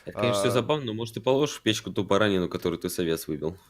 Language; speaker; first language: Russian; native; Russian